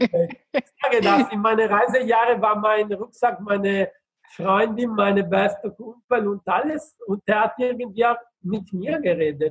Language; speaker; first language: German; non-native, fluent; Italian